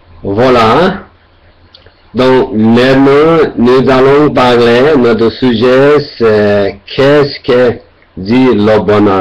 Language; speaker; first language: French; non-native, learner; Tibetan